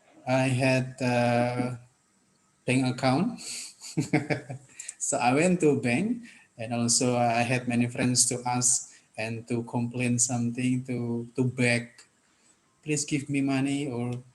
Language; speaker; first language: English; non-native, fluent; Indonesian